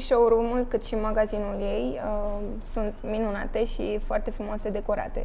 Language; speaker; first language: Romanian; native; Romanian